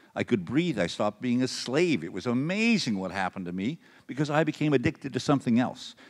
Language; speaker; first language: English; native; English